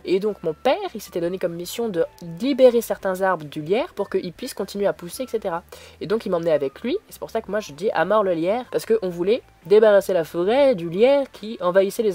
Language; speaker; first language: French; native; French